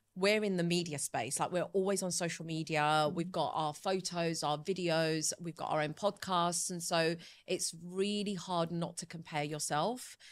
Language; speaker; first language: English; early bilingual, other home language; Italian